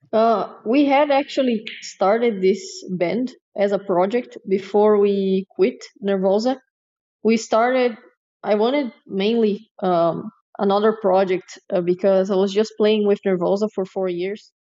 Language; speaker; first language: English; non-native, fluent; Portuguese